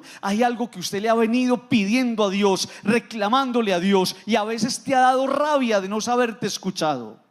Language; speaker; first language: Spanish; native; Spanish